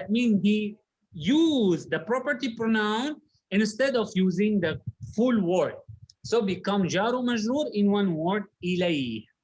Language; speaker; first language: English; non-native, learner; Arabic